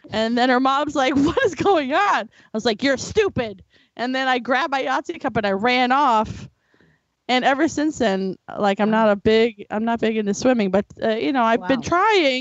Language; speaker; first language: English; native; English